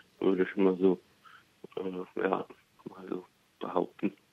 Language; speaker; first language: German; native; German